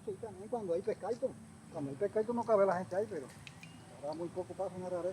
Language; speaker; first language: Spanish; native; Spanish